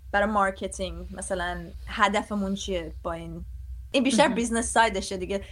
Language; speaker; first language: Persian; early bilingual, other home language; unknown